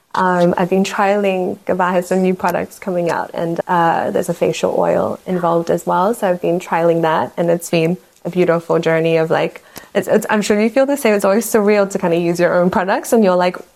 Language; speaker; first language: English; native; English